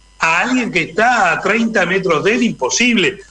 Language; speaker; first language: Spanish; native; Spanish